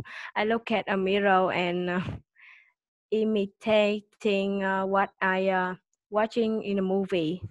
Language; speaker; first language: English; non-native, learner; Vietnamese